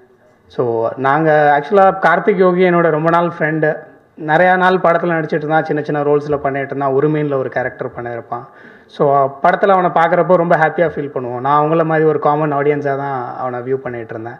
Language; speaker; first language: Tamil; native; Tamil